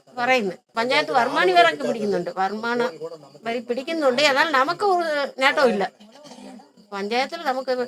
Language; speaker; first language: Malayalam; early bilingual, other home language; Tamil